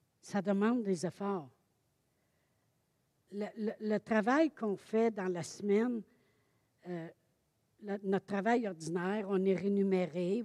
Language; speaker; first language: French; native; French